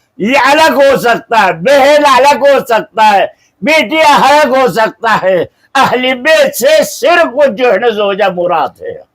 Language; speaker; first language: Urdu; non-native, local second language; Balti